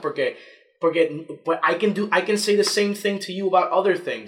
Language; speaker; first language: English; non-native, local second language; Spanish